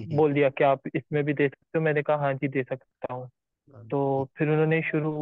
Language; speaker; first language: Hindi; native; Hindi